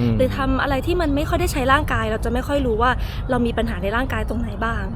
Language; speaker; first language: Thai; early bilingual, other home language; Italian